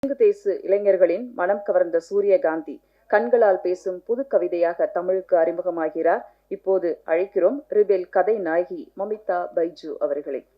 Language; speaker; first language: Tamil; native; Tamil